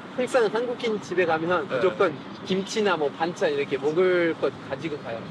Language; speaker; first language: Korean; non-native, fluent; French